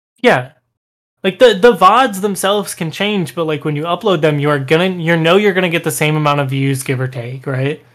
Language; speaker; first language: English; native; English